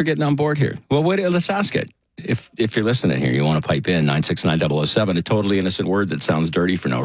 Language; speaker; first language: English; native; English